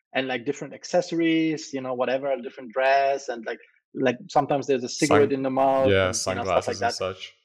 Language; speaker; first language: English; non-native, fluent; German